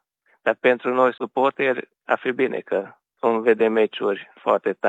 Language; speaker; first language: Romanian; non-native, local second language; Hungarian